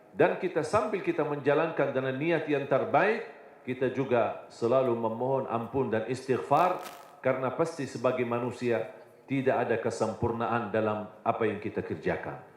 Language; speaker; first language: Indonesian; non-native, fluent; Arabic